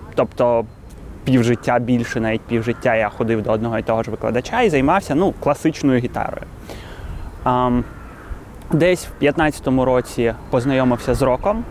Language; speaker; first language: Ukrainian; non-native, local second language; Russian